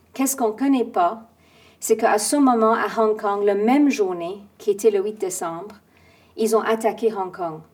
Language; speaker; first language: French; non-native, fluent; English